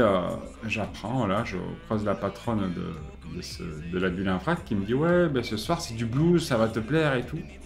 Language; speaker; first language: French; native; French